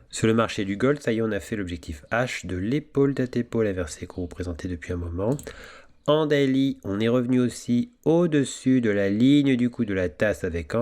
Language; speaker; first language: French; native; French